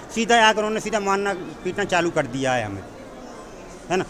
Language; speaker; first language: Hindi; native; Hindi